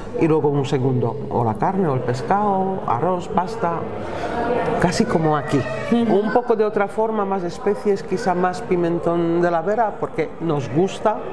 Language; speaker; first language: Spanish; non-native, fluent; Slovak